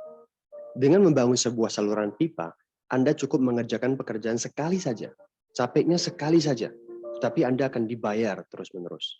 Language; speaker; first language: Indonesian; native; Indonesian